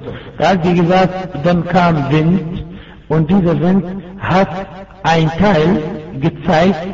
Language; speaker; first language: German; non-native, fluent; Arabic